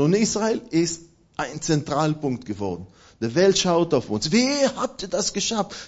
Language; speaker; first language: German; non-native, fluent; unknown